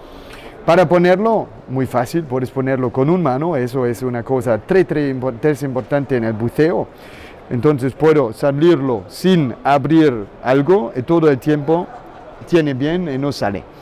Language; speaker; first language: Spanish; non-native, learner; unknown